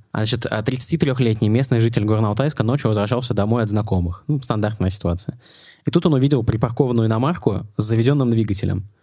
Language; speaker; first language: Russian; native; Russian